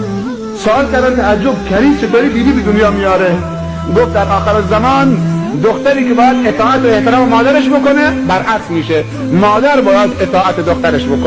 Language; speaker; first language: Persian; native; Persian